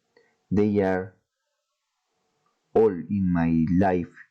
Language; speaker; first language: English; non-native, learner; Spanish